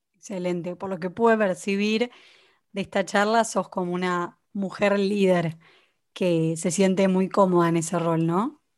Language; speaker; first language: Spanish; native; Spanish